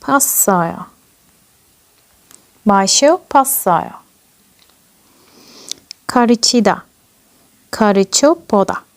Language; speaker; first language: Korean; non-native, fluent; Turkish